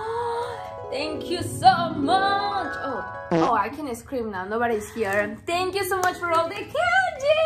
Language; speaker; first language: English; non-native, fluent; Spanish